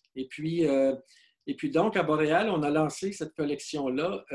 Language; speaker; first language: French; native; French